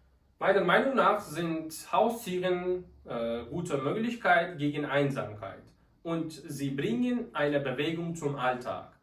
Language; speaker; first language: German; non-native, fluent; Uzbek